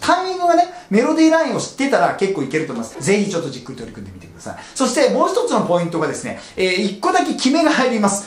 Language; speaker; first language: Japanese; native; Japanese